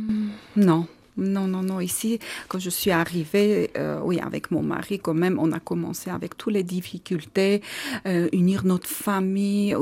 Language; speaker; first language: French; non-native, learner; Armenian